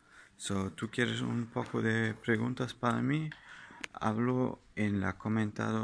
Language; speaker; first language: Spanish; non-native, learner; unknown